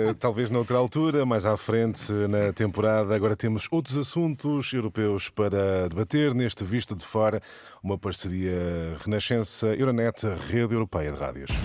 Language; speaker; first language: Portuguese; native; Portuguese